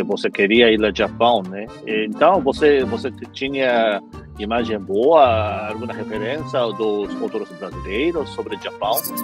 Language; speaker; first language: Portuguese; non-native, fluent; Japanese